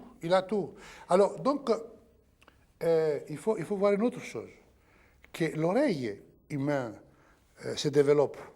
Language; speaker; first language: French; non-native, fluent; Greek